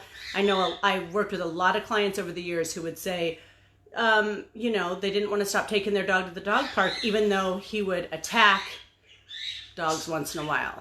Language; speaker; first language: English; native; English